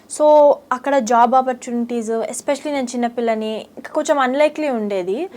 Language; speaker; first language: Telugu; early bilingual, heritage; Telugu